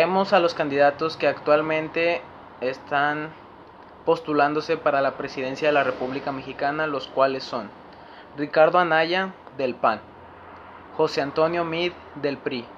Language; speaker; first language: Spanish; native; Spanish